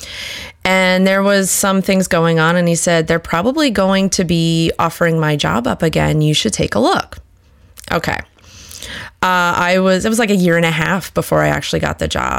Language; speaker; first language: English; native; English